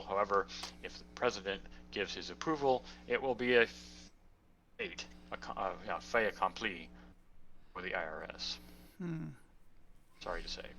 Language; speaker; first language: English; native; English